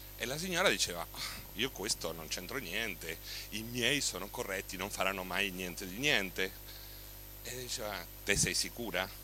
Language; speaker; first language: Italian; non-native, fluent; Spanish